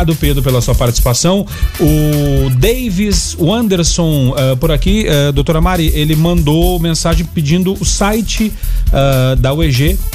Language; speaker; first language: Portuguese; native; Portuguese